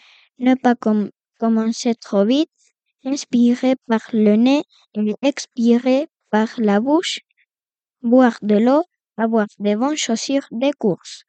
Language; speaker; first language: French; non-native, fluent; Spanish